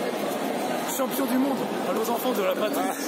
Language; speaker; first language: French; native; French